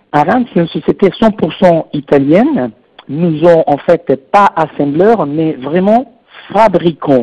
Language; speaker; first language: French; non-native, fluent; Italian